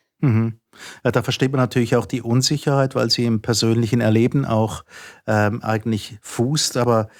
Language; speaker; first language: German; native; German